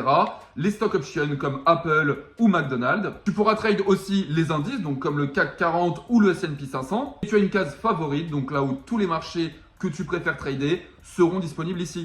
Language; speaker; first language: French; native; French